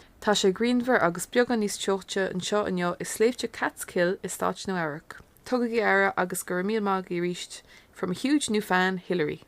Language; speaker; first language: Irish; non-native, local second language; English